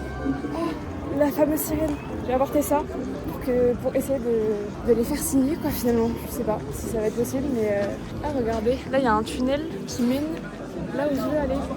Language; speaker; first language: French; native; French